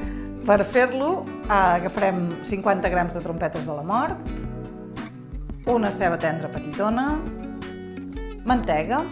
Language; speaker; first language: Catalan; native; Catalan